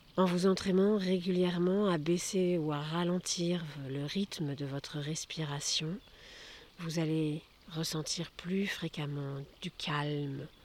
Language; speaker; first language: French; native; French